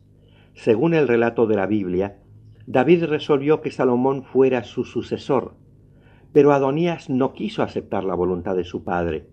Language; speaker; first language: Spanish; native; Spanish